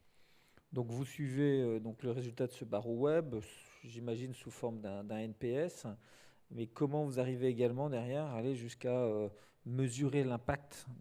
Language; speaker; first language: French; native; French